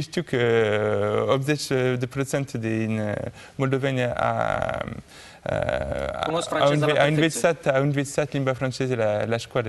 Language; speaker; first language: Romanian; non-native, learner; French